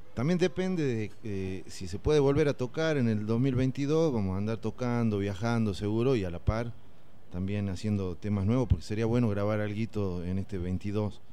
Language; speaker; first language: Spanish; native; Spanish